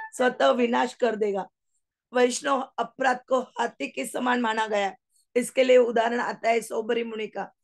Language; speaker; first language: Hindi; non-native, local second language; Marathi